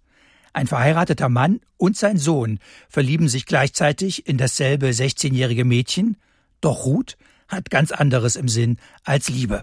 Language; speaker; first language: German; native; German